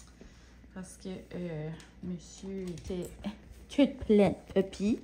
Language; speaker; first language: French; native; French